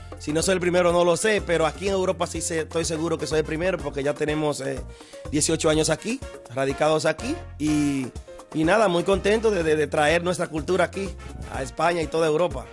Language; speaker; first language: Spanish; native; Spanish